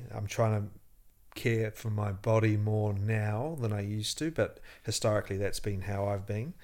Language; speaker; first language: English; native; English